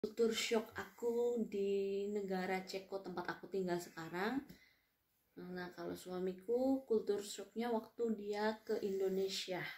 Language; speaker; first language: Indonesian; non-native, local second language; Javanese